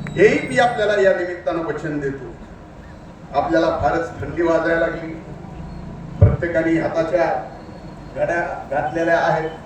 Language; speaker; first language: Marathi; native; Marathi